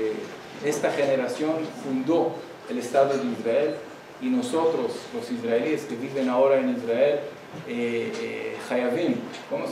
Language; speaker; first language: Spanish; non-native, learner; Hebrew